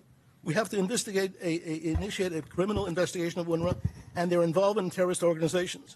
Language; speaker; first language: English; native; English